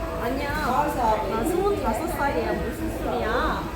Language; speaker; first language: Korean; non-native, fluent; Vietnamese